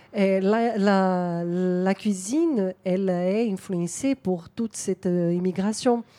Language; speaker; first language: French; non-native, fluent; Portuguese